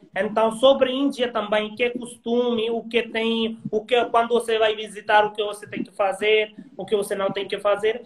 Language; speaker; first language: Portuguese; non-native, learner; Hindi